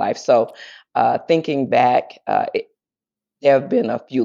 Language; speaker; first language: English; native; English